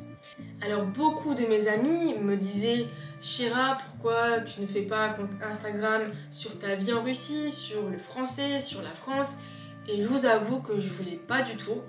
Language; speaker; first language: French; native; French